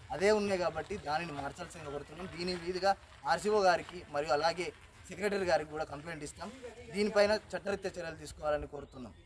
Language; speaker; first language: Telugu; native; Telugu